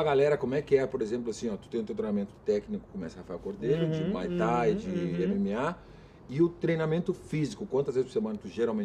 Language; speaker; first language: Portuguese; native; Portuguese